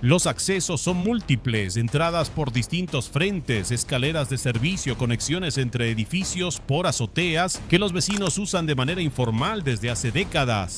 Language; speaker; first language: Spanish; native; Spanish